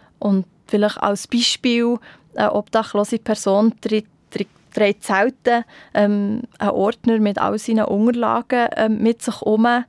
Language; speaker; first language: German; native; German